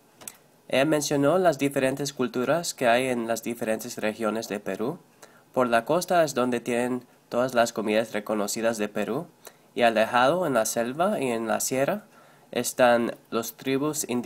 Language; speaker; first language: Spanish; non-native, learner; English